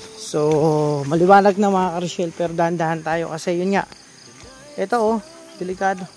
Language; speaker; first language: Filipino; non-native, local second language; Bikol